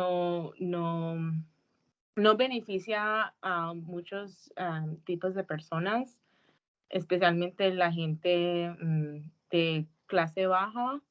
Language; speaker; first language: Spanish; early bilingual, heritage; English